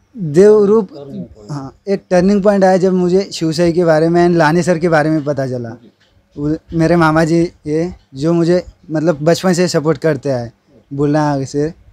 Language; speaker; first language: Hindi; non-native, local second language; Marathi